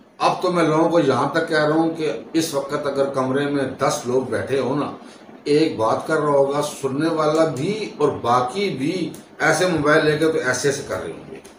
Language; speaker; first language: Urdu; non-native, local second language; Punjabi